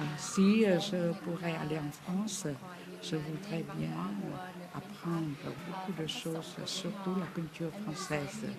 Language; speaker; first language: French; non-native, fluent; Vietnamese